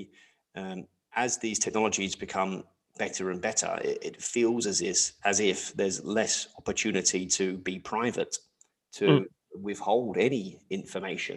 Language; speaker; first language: English; native; English